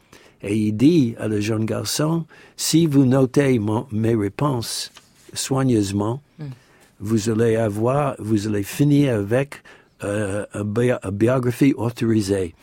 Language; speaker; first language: French; non-native, fluent; English